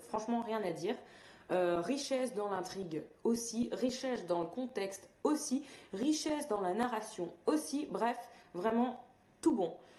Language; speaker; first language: French; native; French